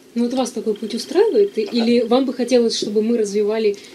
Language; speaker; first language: Russian; native; Russian